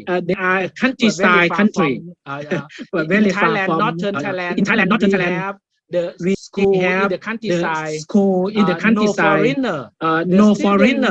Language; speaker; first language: English; non-native, learner; Thai